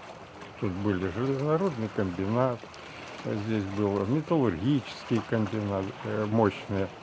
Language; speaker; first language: Russian; native; Russian